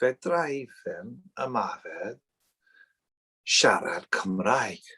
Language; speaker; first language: Welsh; non-native, learner; English